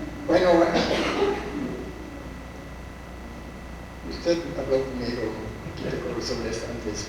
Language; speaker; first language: Spanish; non-native, fluent; English